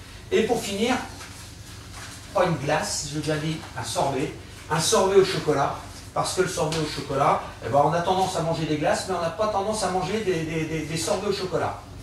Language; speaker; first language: French; native; French